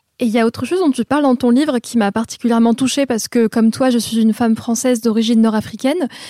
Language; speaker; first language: French; native; French